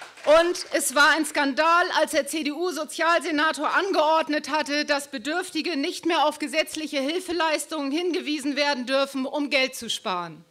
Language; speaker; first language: German; native; German